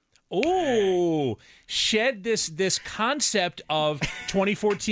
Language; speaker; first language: English; native; English